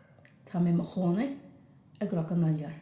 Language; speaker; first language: Irish; non-native, fluent; English